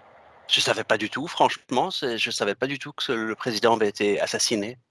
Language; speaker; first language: French; native; French